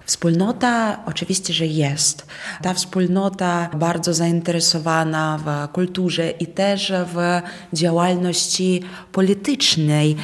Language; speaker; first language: Polish; non-native, fluent; Russian